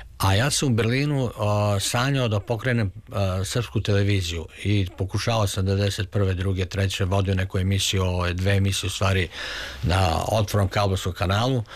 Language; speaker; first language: Serbian; native; Serbian